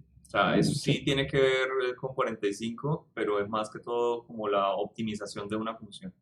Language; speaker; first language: Spanish; native; Spanish